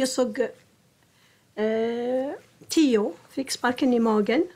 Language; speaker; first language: Swedish; non-native, learner; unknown